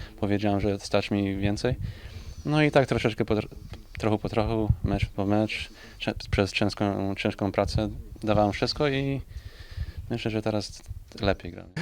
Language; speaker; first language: Polish; non-native, fluent; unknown